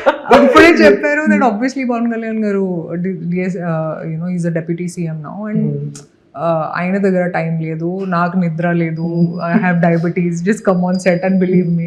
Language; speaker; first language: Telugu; non-native, fluent; Hindi